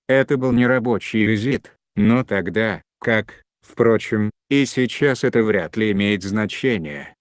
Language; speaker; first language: Russian; non-native, local second language; Chechen